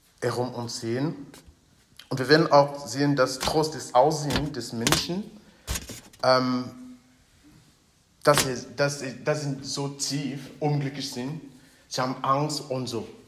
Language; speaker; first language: German; non-native, fluent; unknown